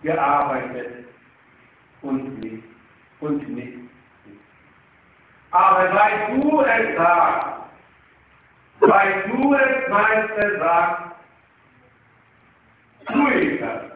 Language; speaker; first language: German; non-native, fluent; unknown